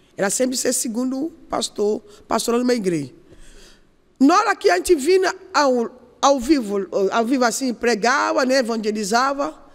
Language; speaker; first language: Portuguese; non-native, learner; Yoruba